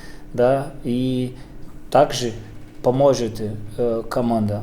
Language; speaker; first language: Russian; non-native, fluent; Portuguese